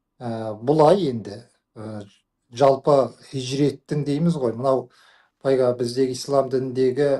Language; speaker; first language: Kazakh; native; Kazakh